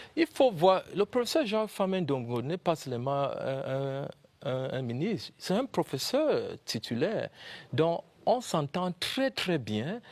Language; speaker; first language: French; non-native, local second language; English